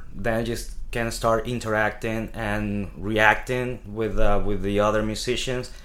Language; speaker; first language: English; non-native, fluent; Spanish